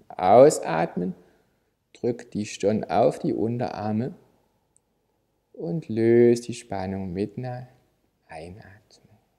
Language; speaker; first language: German; native; German